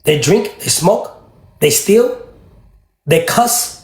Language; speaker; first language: English; early bilingual, other home language; Amharic